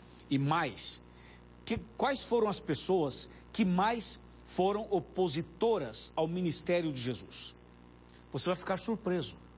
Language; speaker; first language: Portuguese; native; Portuguese